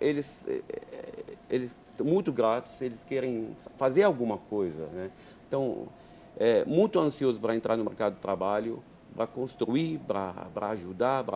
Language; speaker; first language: Portuguese; non-native, fluent; Arabic